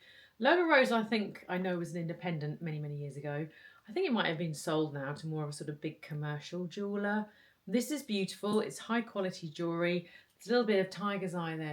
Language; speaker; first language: English; native; English